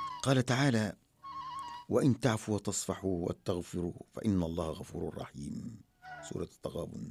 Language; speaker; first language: Arabic; native; Arabic